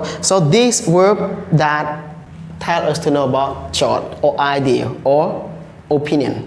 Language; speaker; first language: English; non-native, learner; Khmer